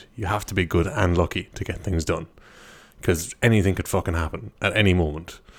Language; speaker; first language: English; native; English